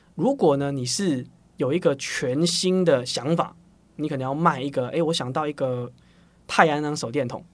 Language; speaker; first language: Chinese; non-native, local second language; Cantonese